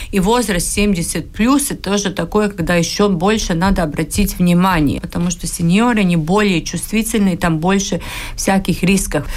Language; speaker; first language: Russian; non-native, local second language; Latvian